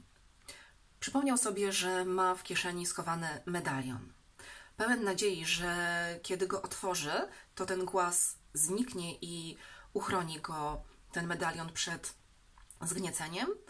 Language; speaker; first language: Polish; native; Polish